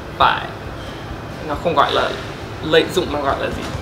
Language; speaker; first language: Vietnamese; non-native, learner; English